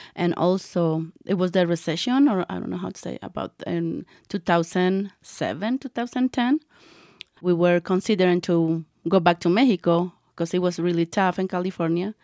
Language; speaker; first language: English; non-native, learner; Spanish